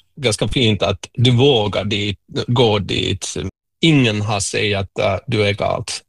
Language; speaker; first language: Swedish; non-native, local second language; Finnish